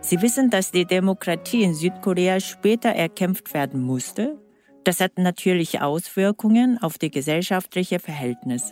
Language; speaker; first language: German; non-native, fluent; Korean